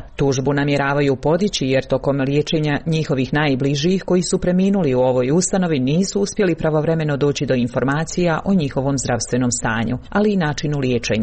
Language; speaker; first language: Serbian; native; Serbian